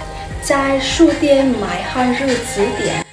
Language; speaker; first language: Chinese; non-native, learner; Vietnamese